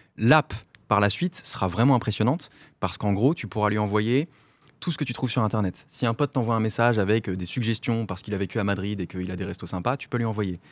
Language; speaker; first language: French; native; French